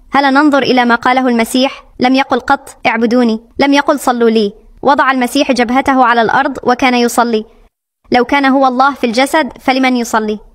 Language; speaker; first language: Arabic; non-native, fluent; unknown